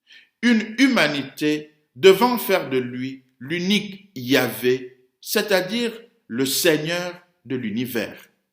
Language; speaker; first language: French; native; French